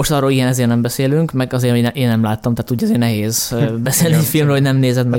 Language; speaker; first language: Hungarian; native; Hungarian